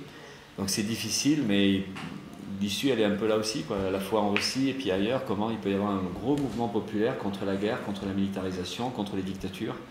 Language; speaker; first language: French; native; French